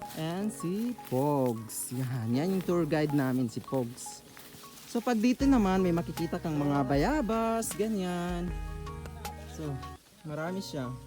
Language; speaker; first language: Filipino; non-native, local second language; Maguindanaon